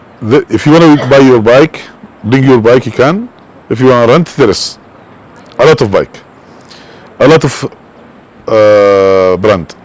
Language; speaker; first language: English; non-native, learner; Arabic